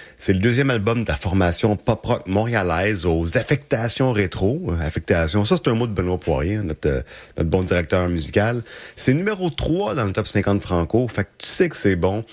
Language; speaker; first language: French; native; French